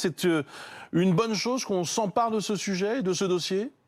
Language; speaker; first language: French; native; French